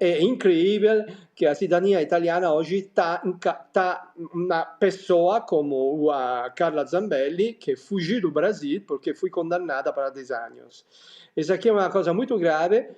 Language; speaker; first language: Portuguese; non-native, fluent; Italian